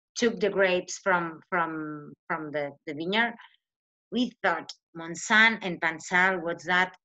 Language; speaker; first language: English; non-native, fluent; Spanish